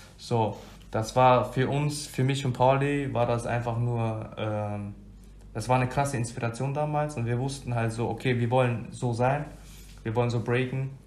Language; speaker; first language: German; early bilingual, other home language; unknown